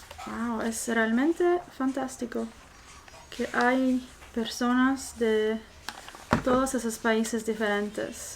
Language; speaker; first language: Spanish; non-native, fluent; English